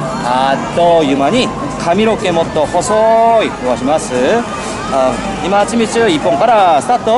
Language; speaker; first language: Japanese; non-native, learner; Korean